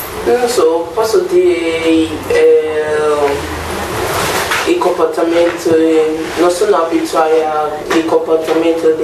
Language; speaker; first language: Italian; non-native, learner; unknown